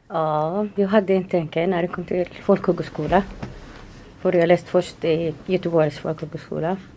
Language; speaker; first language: Swedish; non-native, learner; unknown